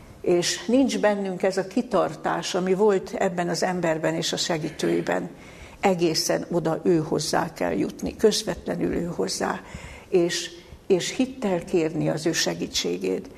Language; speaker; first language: Hungarian; native; Hungarian